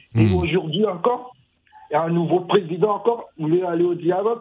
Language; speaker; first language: French; non-native, local second language; Sango